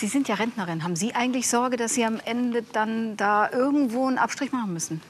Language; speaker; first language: German; native; German